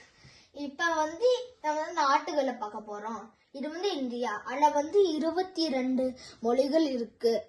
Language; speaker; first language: Tamil; early bilingual, heritage; Tamil